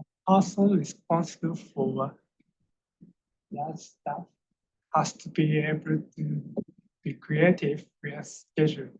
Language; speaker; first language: English; non-native, fluent; Japanese